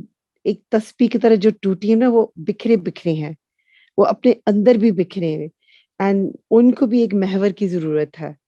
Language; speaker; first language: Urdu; non-native, fluent; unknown